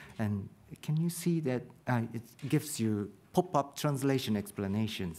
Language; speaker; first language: English; non-native, fluent; Japanese